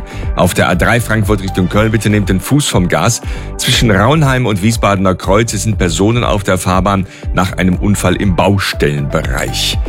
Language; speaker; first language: German; native; German